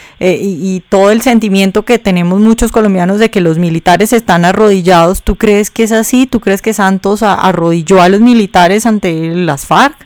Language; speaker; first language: Spanish; native; Spanish